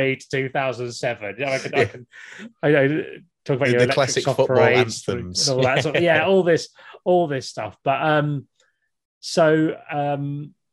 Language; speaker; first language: English; native; English